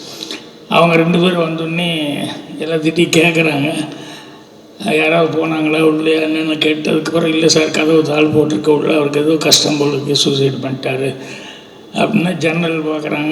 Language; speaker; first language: Tamil; native; Tamil